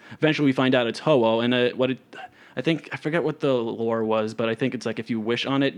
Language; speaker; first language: English; non-native, fluent; Italian